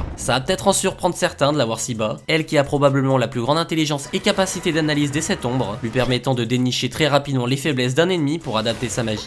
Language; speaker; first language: French; native; French